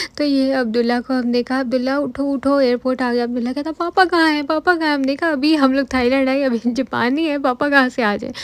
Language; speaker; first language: Urdu; native; Urdu